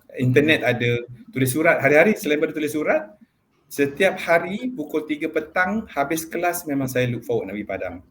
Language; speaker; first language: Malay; native; Malay